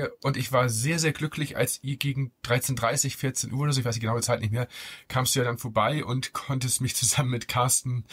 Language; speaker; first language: German; native; German